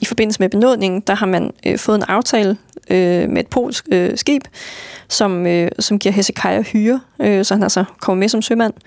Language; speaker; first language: Danish; native; Danish